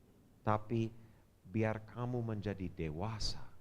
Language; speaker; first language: Indonesian; non-native, fluent; English